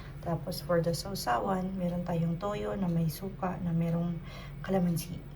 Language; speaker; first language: Filipino; non-native, local second language; Cebuano